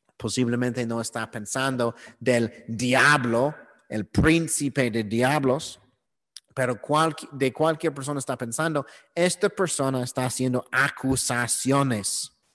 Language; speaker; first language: Spanish; non-native, learner; English